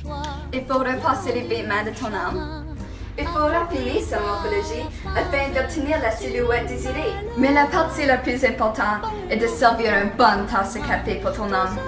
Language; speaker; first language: French; non-native, fluent; English